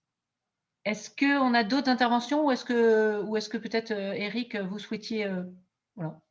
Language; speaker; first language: French; native; French